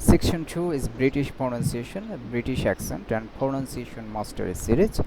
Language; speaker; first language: English; non-native, fluent; Bangla